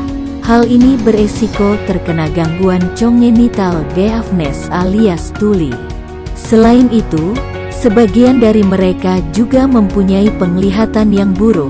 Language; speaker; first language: Indonesian; native; Indonesian